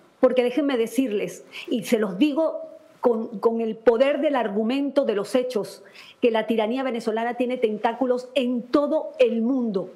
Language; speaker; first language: Spanish; native; Spanish